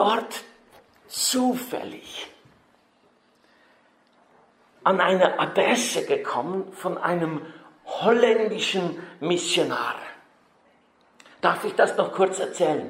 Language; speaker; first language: German; native; German